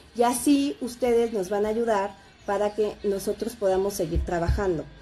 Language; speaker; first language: Spanish; native; Spanish